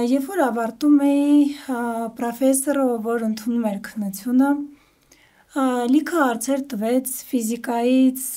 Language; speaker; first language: Armenian; early bilingual, heritage; Armenian